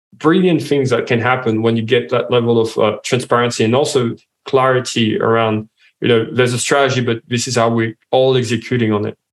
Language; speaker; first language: English; non-native, fluent; French